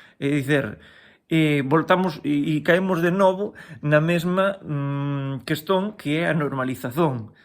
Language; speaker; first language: Galician; native; Galician